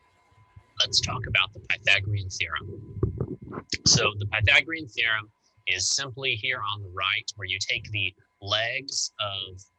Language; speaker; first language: English; native; English